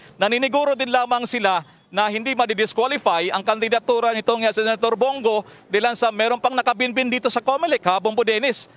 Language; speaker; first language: Filipino; native; Filipino